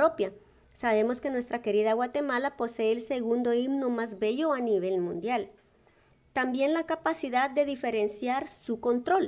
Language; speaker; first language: Spanish; native; Spanish